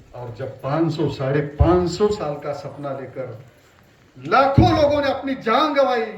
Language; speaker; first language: Hindi; non-native, local second language; Marathi